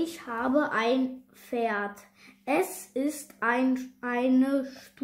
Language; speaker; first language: German; non-native, learner; Russian